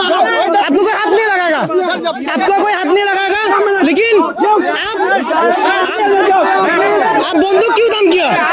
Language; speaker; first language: Hindi; non-native, learner; Bangla